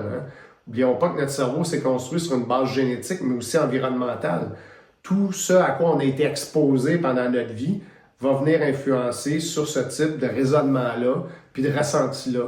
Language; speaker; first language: French; native; French